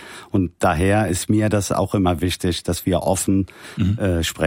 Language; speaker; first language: German; early bilingual, heritage; Turkish